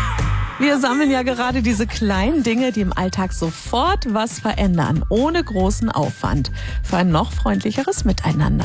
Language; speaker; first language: German; native; German